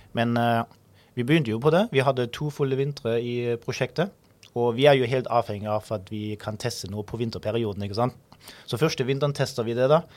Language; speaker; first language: Norwegian; non-native, fluent; German